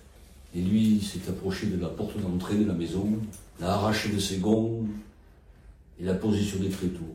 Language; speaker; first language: French; native; French